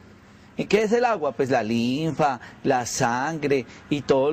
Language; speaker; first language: Spanish; native; Spanish